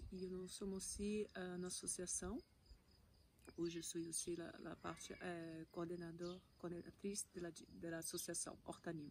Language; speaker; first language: French; non-native, fluent; Portuguese